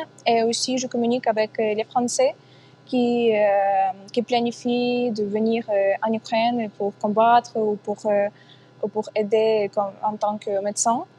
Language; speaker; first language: French; non-native, fluent; Ukrainian